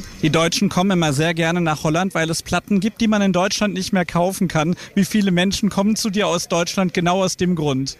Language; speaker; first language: German; native; German